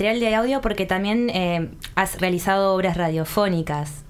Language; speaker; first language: Spanish; native; Spanish